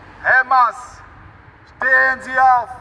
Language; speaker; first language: German; non-native, fluent; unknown